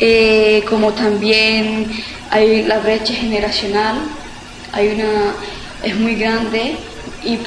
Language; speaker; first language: Spanish; early bilingual, heritage; Spanish